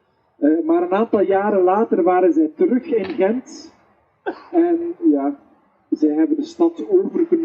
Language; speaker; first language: Dutch; native; Dutch